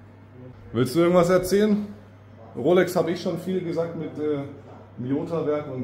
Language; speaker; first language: German; native; German